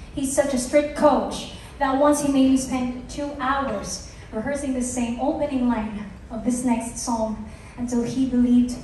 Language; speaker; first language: English; non-native, local second language; Filipino